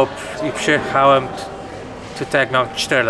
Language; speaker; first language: Polish; early bilingual, other home language; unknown